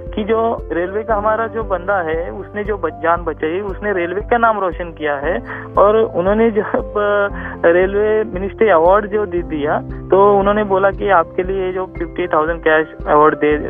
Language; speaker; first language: Hindi; non-native, local second language; Marathi